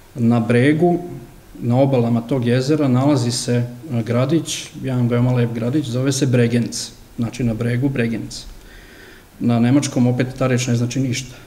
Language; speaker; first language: Serbian; early bilingual, heritage; Serbian